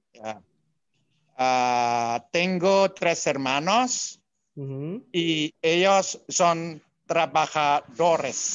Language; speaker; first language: Spanish; non-native, learner; Indonesian